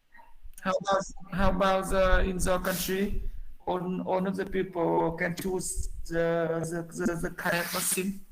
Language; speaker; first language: English; non-native, learner; Vietnamese